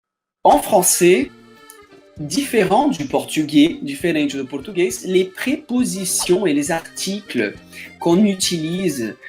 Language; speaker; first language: French; non-native, fluent; Portuguese